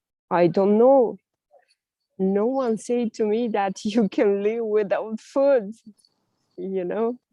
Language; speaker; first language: English; non-native, learner; Russian